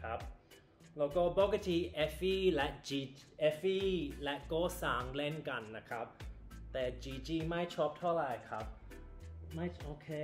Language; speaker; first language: Thai; non-native, learner; English